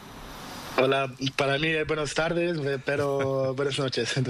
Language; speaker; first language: Spanish; non-native, learner; Portuguese